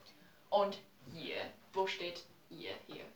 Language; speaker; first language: German; non-native, learner; Chinese